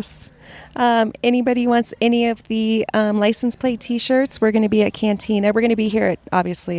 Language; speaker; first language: English; native; English